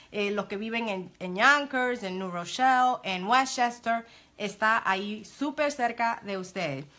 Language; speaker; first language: Spanish; early bilingual, heritage; Spanish